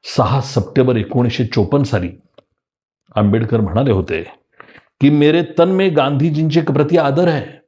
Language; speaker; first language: Hindi; non-native, local second language; Marathi